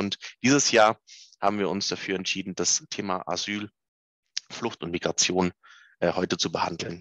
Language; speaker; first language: German; native; German